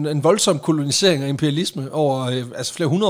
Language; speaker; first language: Danish; native; Danish